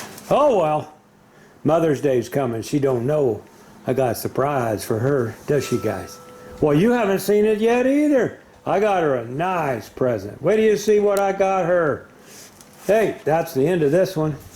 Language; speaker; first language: English; native; English